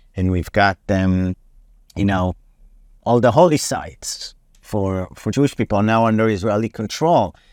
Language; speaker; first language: English; non-native, fluent; Hebrew